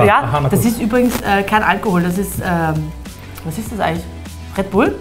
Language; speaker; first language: German; native; German